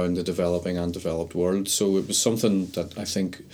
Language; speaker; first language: English; native; English